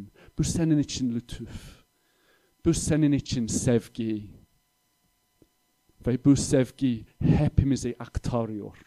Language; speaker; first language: Turkish; non-native, fluent; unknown